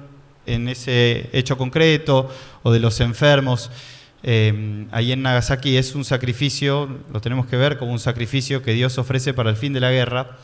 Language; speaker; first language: Spanish; native; Spanish